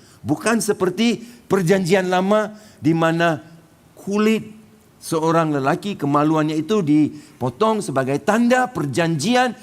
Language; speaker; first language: Malay; non-native, local second language; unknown